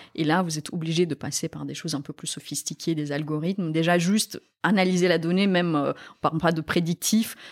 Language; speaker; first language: French; non-native, fluent; Romanian